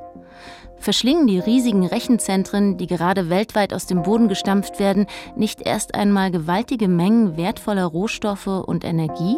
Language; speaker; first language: German; native; German